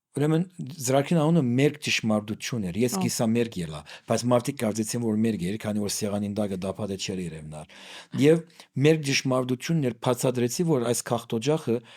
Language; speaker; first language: Armenian; native; Armenian